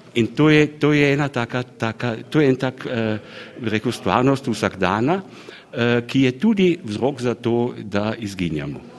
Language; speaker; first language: Slovenian; native; Slovenian